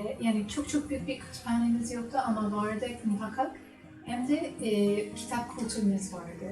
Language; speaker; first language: Turkish; non-native, learner; English